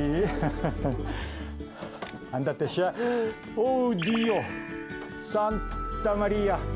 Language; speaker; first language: Italian; non-native, learner; Korean